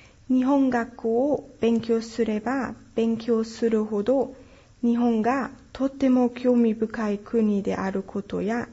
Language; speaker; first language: Japanese; non-native, fluent; German